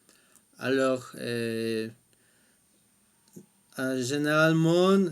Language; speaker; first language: French; non-native, fluent; Spanish